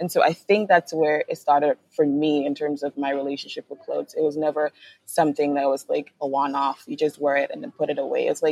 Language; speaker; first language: English; non-native, local second language; Akan